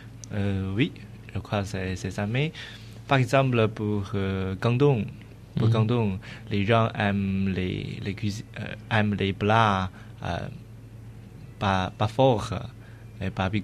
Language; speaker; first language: French; non-native, learner; Chinese